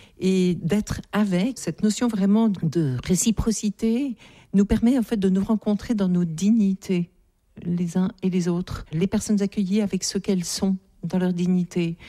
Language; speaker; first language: French; native; French